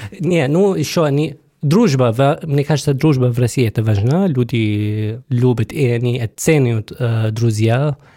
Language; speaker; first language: Russian; non-native, fluent; Arabic